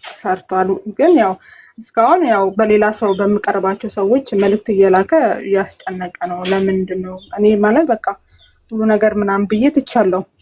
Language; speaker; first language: Amharic; native; Amharic